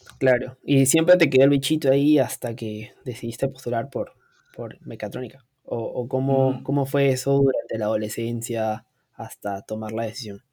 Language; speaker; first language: Spanish; native; Spanish